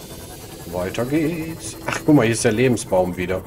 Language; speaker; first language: German; native; German